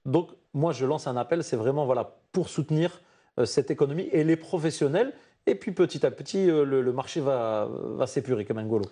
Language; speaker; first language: French; non-native, local second language; Arabic